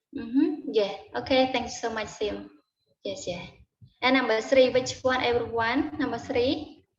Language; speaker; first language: English; non-native, learner; Khmer